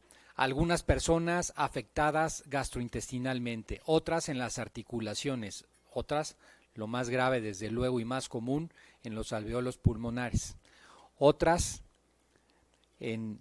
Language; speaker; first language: Spanish; native; Spanish